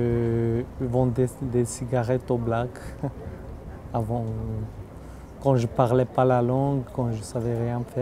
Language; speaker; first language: French; non-native, fluent; Bulgarian